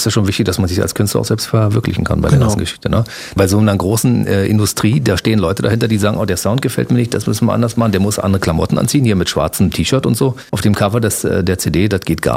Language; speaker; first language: German; native; German